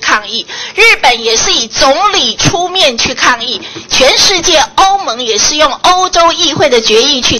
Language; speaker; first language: Chinese; native; Chinese